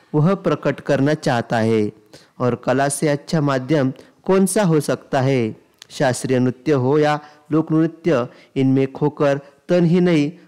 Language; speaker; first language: Hindi; non-native, local second language; Marathi